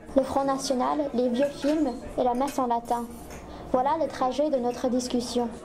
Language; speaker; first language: French; non-native, fluent; English